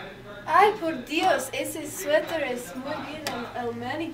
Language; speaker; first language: Spanish; non-native, learner; English